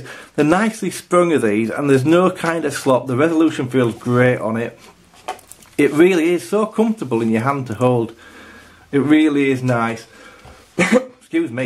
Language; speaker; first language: English; native; English